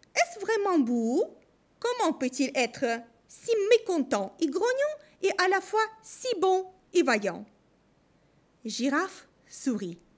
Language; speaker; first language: French; non-native, fluent; Russian